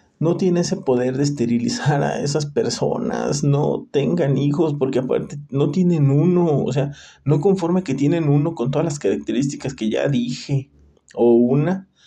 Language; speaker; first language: Spanish; native; Spanish